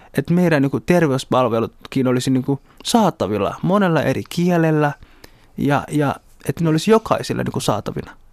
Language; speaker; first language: Finnish; early bilingual, other home language; Somali